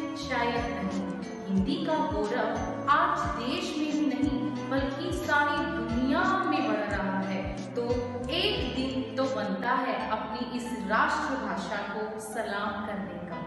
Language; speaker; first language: Hindi; native; Hindi